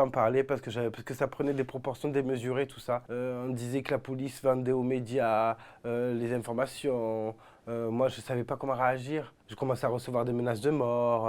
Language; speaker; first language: French; native; French